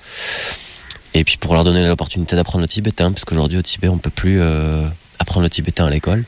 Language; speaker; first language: French; native; French